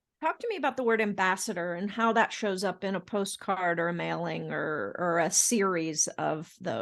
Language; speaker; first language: English; native; English